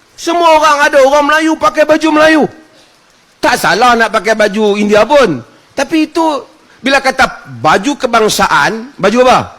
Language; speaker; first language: Malay; native; Malay